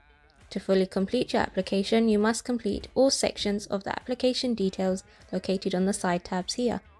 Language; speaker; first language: English; native; English